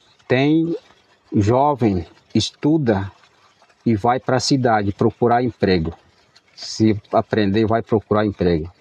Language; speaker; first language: Portuguese; non-native, local second language; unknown